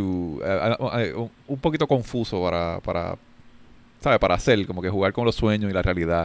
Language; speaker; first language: Spanish; early bilingual, heritage; Spanish